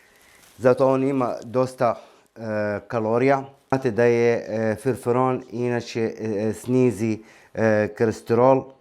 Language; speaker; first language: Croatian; non-native, fluent; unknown